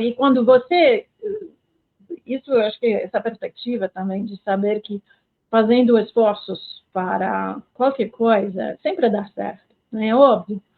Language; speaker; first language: Portuguese; non-native, fluent; French